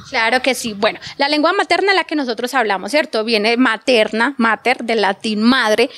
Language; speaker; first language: Spanish; native; Spanish